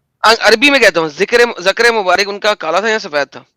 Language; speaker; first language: Hindi; native; Hindi